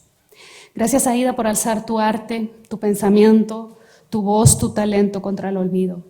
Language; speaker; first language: Spanish; native; Spanish